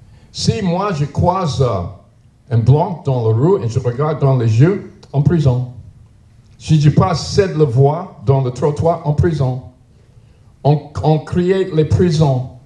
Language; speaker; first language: French; non-native, learner; English